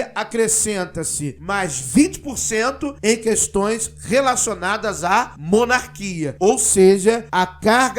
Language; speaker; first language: Portuguese; native; Portuguese